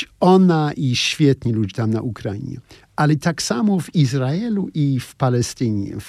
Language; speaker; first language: Polish; non-native, fluent; English